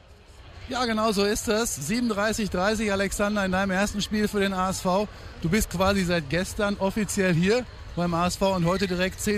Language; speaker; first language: German; native; German